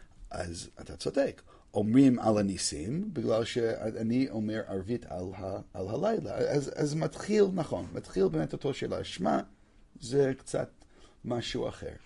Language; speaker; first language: Hebrew; non-native, fluent; English